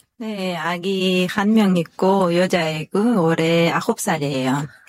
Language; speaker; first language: Korean; non-native, fluent; Kyrgyz